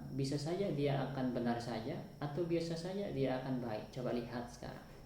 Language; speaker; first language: Indonesian; non-native, local second language; Sasak